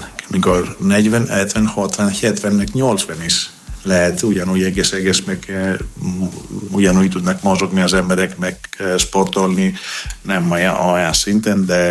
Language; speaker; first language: Hungarian; non-native, fluent; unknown